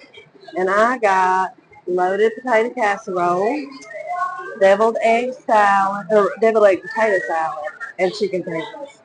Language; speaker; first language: English; native; English